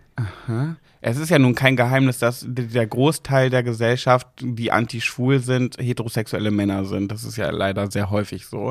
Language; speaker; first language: German; native; German